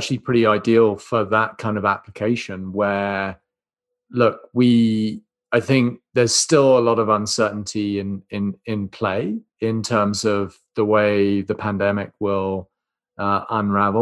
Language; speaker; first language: English; native; English